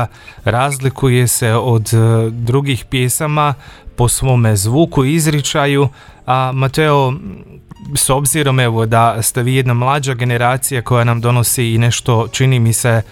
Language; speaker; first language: Croatian; native; Croatian